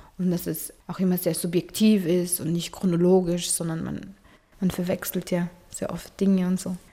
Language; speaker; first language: German; early bilingual, other home language; Arabic